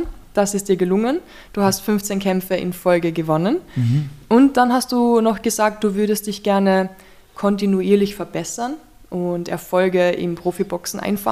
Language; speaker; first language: German; native; German